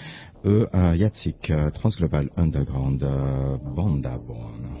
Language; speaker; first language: Hungarian; non-native, learner; French